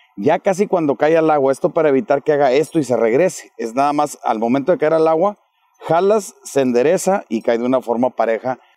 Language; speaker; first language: Spanish; native; Spanish